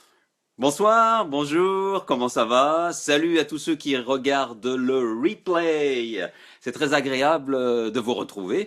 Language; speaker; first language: French; native; French